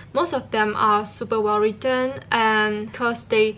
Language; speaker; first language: English; non-native, local second language; Chinese